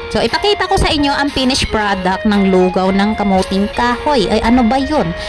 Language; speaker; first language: Filipino; non-native, local second language; Cebuano